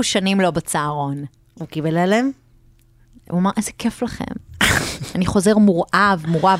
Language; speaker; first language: Hebrew; native; Hebrew